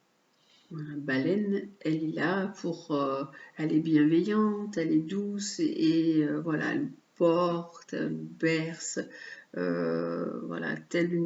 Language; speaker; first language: French; native; French